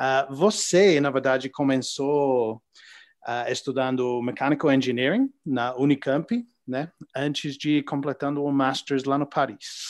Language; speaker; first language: Portuguese; non-native, learner; English